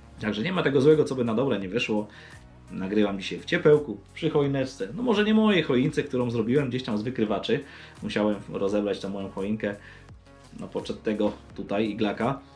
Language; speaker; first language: Polish; native; Polish